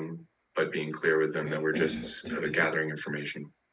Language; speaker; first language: English; native; English